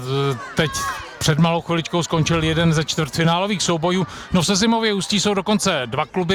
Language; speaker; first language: Czech; native; Czech